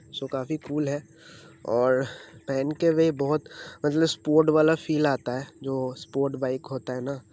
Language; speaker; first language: Hindi; non-native, local second language; Bangla